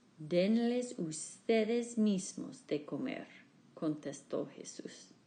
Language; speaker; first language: Spanish; non-native, learner; English